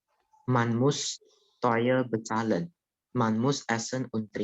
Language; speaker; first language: German; non-native, learner; Indonesian